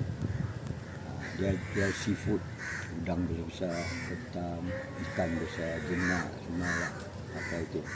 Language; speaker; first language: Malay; non-native, local second language; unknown